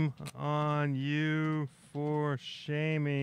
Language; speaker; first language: English; native; English